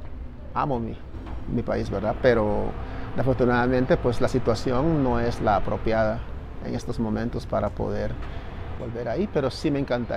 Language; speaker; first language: Spanish; native; Spanish